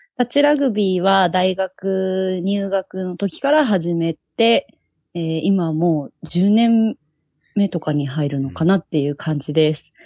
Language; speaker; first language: Japanese; native; Japanese